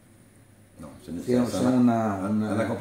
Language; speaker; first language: French; native; French